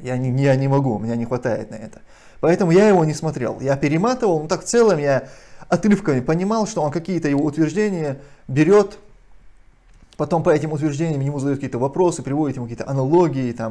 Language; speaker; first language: Russian; non-native, local second language; Chechen